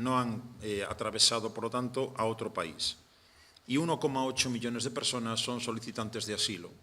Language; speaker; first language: Spanish; native; Spanish